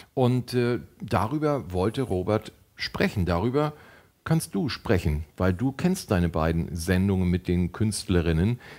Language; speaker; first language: German; native; German